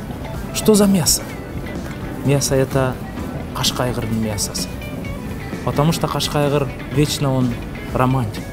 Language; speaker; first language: Russian; non-native, local second language; Kyrgyz